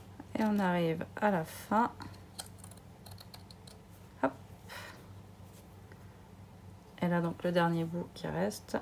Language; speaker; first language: French; native; French